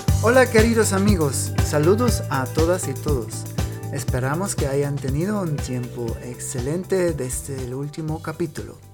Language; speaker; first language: Spanish; non-native, fluent; German